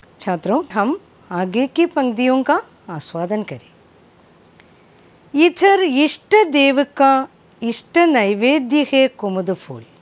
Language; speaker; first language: Hindi; non-native, local second language; Malayalam